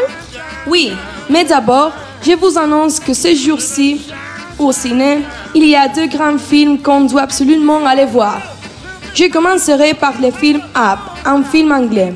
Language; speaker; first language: French; non-native, learner; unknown